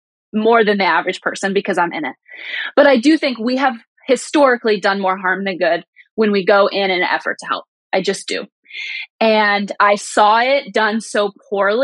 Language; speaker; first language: English; native; English